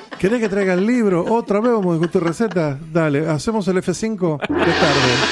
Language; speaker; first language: Spanish; native; Spanish